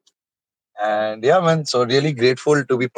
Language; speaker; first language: English; non-native, local second language; Hindi